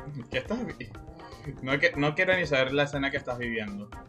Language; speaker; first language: Spanish; native; Spanish